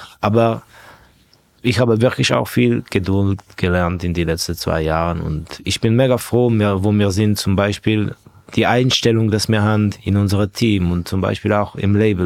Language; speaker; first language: German; non-native, fluent; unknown